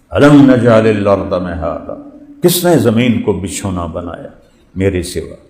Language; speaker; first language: Urdu; non-native, local second language; Punjabi